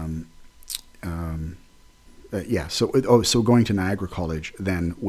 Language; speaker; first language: English; native; English